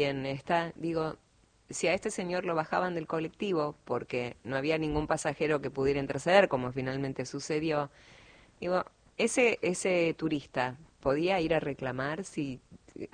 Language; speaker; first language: Spanish; native; Spanish